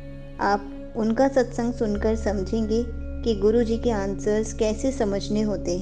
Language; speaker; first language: Hindi; native; Hindi